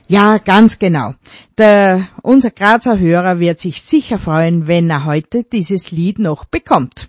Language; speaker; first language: German; native; German